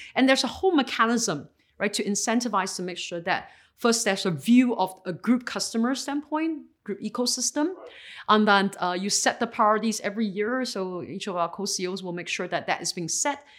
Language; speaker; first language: English; native; English